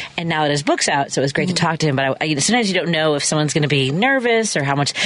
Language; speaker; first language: English; native; English